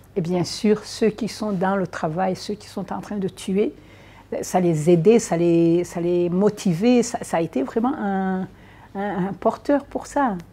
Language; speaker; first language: French; non-native, local second language; Kinyarwanda